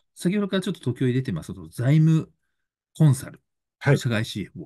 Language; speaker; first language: Japanese; native; Japanese